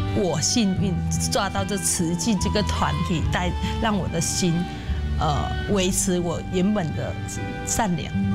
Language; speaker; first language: Chinese; non-native, fluent; Vietnamese